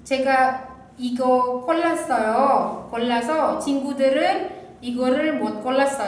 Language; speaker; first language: Korean; non-native, fluent; Indonesian